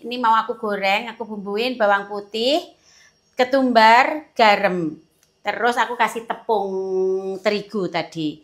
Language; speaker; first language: Indonesian; non-native, local second language; Javanese